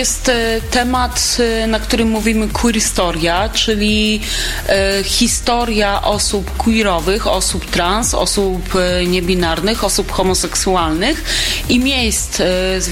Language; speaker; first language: Polish; native; Polish